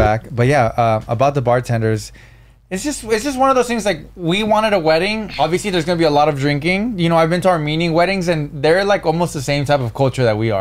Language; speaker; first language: English; early bilingual, other home language; Spanish